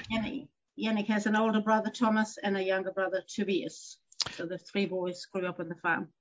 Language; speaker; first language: English; non-native, fluent; Danish